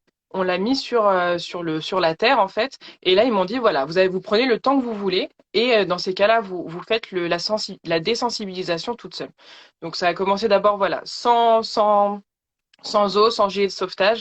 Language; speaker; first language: French; native; French